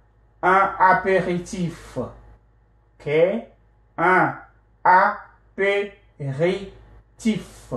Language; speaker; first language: French; non-native, fluent; English